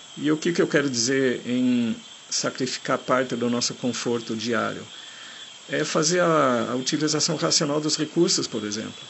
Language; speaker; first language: Portuguese; non-native, fluent; German